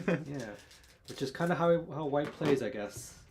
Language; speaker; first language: English; native; English